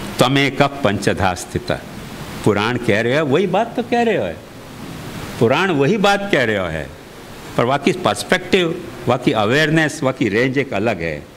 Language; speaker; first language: Hindi; native; Hindi